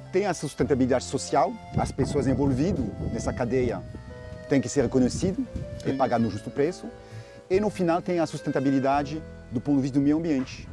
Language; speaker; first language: Portuguese; non-native, fluent; French